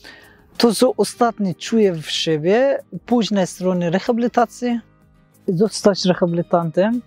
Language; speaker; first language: Polish; non-native, learner; Persian